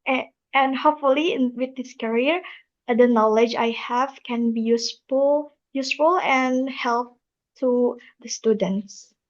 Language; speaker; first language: English; non-native, learner; Indonesian